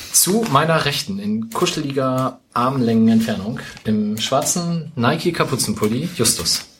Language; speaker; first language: German; native; German